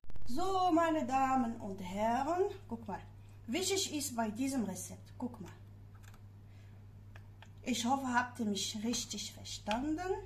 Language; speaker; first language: German; non-native, fluent; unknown